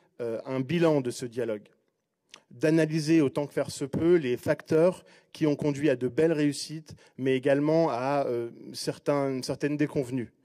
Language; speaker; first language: French; native; French